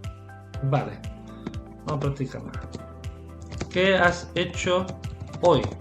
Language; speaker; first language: Spanish; non-native, fluent; English